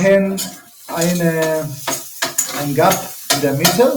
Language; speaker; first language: German; non-native, learner; Spanish